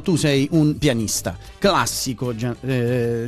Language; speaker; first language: Italian; native; Italian